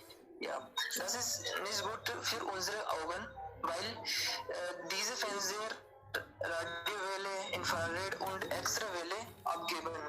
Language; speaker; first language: German; non-native, learner; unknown